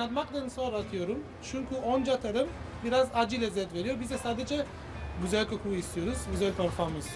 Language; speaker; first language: Turkish; non-native, learner; Italian